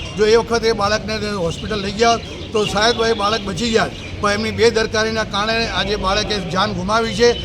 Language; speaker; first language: Gujarati; non-native, local second language; Sindhi